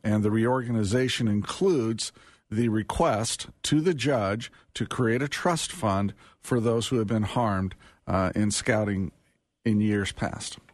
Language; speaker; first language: English; native; English